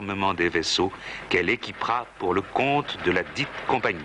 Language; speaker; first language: French; native; French